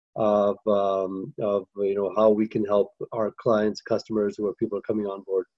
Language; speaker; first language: English; early bilingual, other home language; Hindi